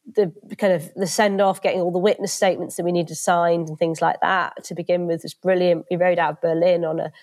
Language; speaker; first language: English; native; English